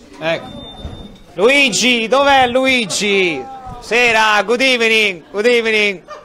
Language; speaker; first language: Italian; native; Italian